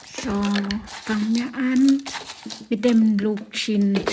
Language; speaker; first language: German; non-native, learner; Thai